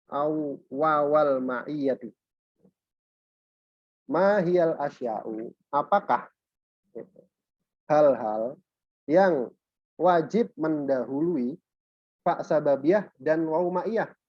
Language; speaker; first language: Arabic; non-native, fluent; Indonesian